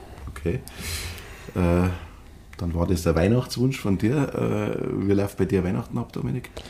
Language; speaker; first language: German; native; German